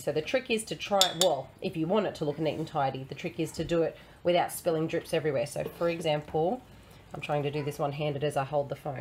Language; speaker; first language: English; native; English